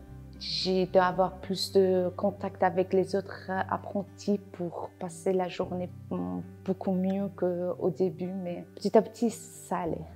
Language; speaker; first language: French; non-native, learner; Persian